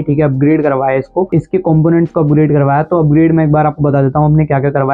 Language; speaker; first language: Hindi; native; Hindi